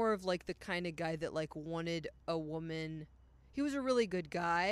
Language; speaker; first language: English; native; English